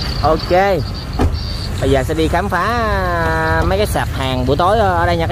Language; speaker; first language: Vietnamese; native; Vietnamese